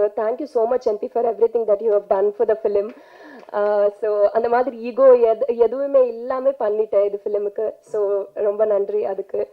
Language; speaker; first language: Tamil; non-native, fluent; Telugu